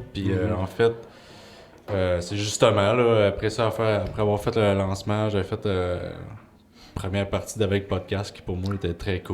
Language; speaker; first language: French; native; French